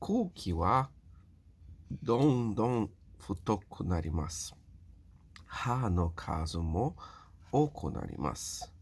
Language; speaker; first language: Japanese; non-native, local second language; Portuguese